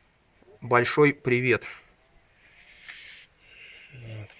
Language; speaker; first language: Russian; native; Russian